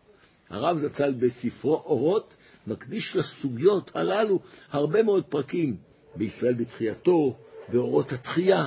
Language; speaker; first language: Hebrew; native; Hebrew